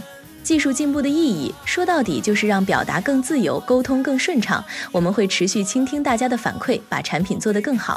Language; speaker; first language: Chinese; native; Chinese